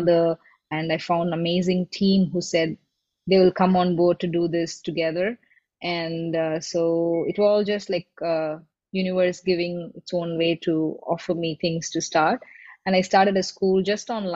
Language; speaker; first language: English; non-native, local second language; Tamil